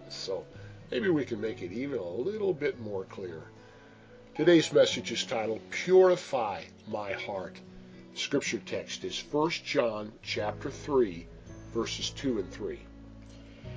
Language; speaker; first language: English; native; English